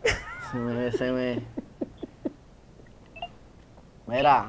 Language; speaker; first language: Spanish; native; Spanish